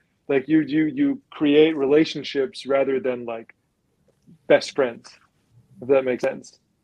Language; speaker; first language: English; non-native, fluent; German